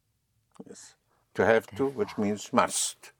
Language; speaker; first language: English; non-native, fluent; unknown